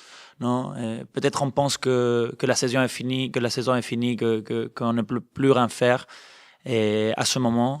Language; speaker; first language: French; non-native, fluent; Spanish